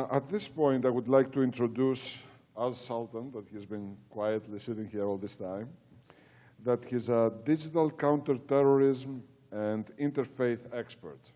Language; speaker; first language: English; non-native, fluent; Greek